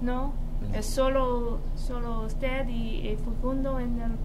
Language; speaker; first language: Spanish; non-native, learner; English